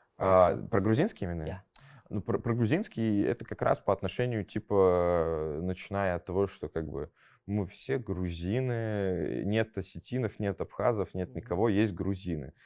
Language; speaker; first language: Russian; native; Russian